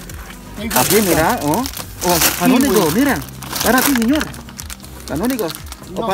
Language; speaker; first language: Spanish; non-native, learner; Filipino